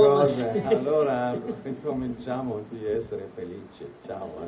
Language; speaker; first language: Italian; non-native, learner; German